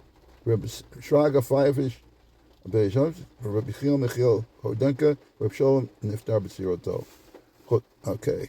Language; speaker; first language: Hebrew; non-native, fluent; English